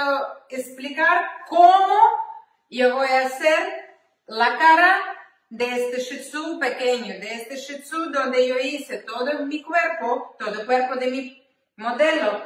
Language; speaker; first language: Spanish; non-native, learner; Ukrainian